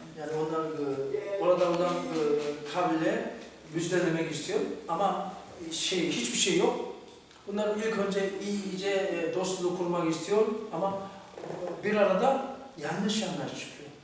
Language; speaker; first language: Turkish; non-native, fluent; Korean